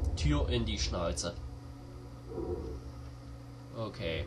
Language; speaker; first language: German; native; German